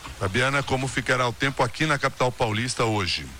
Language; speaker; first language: Portuguese; native; Portuguese